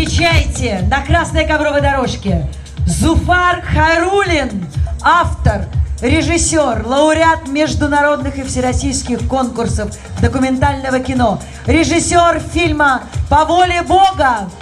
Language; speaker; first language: Russian; native; Russian